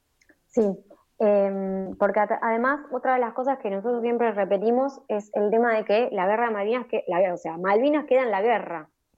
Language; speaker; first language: Spanish; native; Spanish